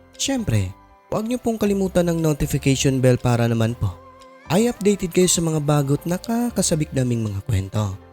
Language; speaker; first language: Filipino; non-native, local second language; Cebuano